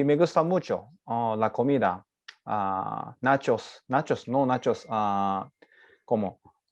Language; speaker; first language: Spanish; non-native, learner; Japanese